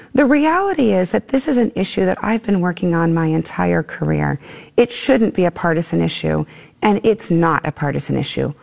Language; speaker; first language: English; native; English